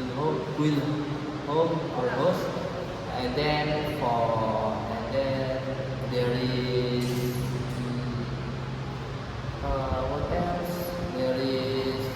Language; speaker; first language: English; non-native, learner; Indonesian